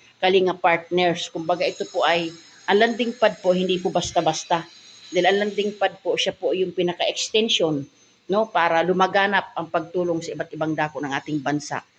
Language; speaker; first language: Filipino; non-native, local second language; Masbatenyo